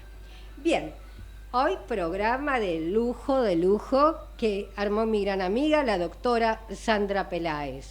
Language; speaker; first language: Spanish; native; Spanish